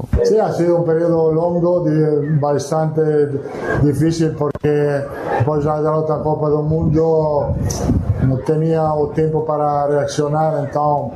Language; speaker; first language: Portuguese; non-native, fluent; Italian